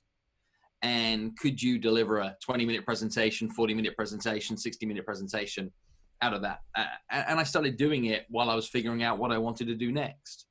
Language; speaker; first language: English; native; English